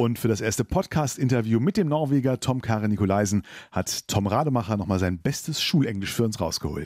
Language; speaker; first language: German; native; German